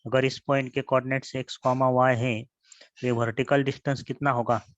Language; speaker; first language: Hindi; non-native, local second language; Marathi